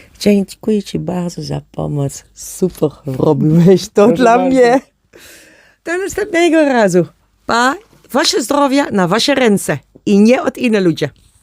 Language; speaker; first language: Polish; non-native, learner; German